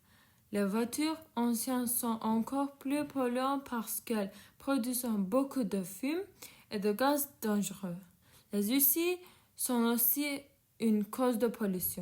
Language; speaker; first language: French; non-native, learner; Turkish